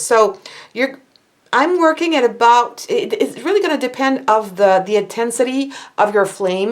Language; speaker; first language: English; non-native, fluent; French